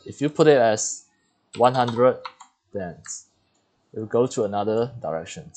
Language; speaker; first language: English; non-native, fluent; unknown